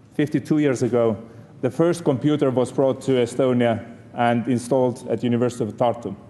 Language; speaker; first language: English; non-native, fluent; Estonian